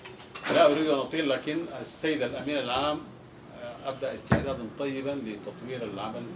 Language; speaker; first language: Arabic; native; Arabic